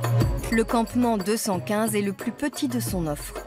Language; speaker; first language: French; native; French